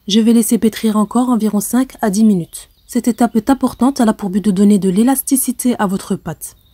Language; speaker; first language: French; non-native, local second language; Arabic